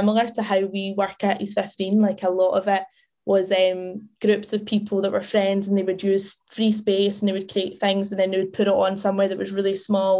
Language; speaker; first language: English; native; English